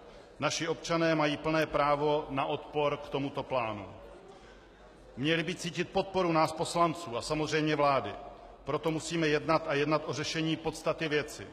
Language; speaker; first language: Czech; native; Czech